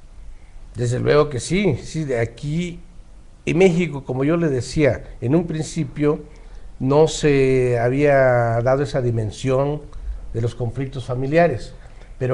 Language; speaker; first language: Spanish; native; Spanish